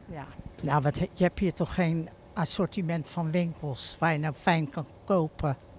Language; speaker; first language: Dutch; native; Dutch